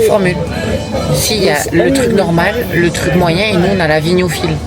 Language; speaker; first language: French; native; French